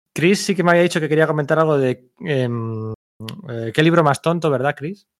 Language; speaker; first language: Spanish; native; Spanish